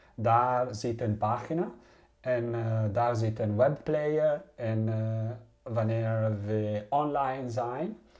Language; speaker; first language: Dutch; non-native, learner; Italian